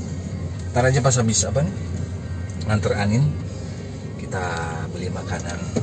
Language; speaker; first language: Indonesian; native; Indonesian